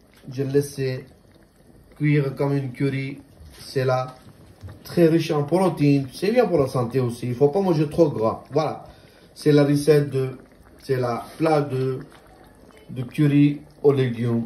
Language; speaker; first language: French; non-native, learner; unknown